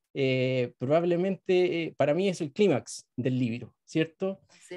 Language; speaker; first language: Spanish; native; Spanish